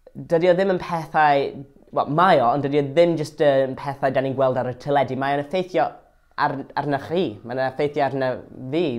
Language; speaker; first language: Welsh; non-native, local second language; English